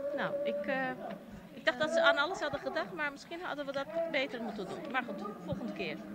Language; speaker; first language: Dutch; early bilingual, other home language; Turkish